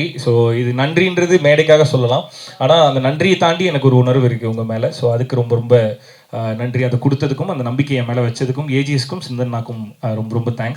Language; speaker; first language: Tamil; native; Tamil